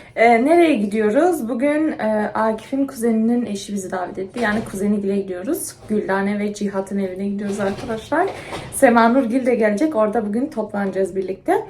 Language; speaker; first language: Turkish; early bilingual, heritage; Turkish